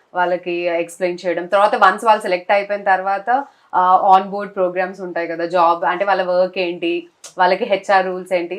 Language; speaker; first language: Telugu; non-native, local second language; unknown